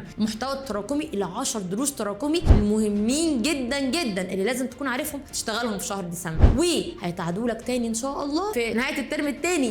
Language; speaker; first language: Arabic; native; Arabic